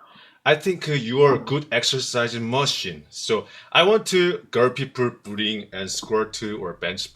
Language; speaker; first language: English; non-native, learner; Korean